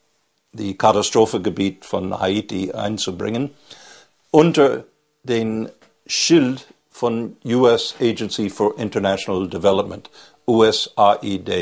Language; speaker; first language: German; non-native, fluent; English